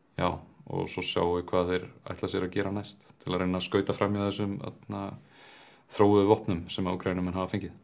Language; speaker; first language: Icelandic; native; Icelandic